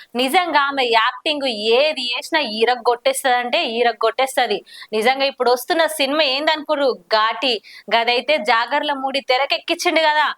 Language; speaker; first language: Telugu; native; Telugu